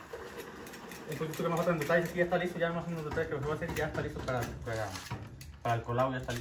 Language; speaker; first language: Spanish; native; Spanish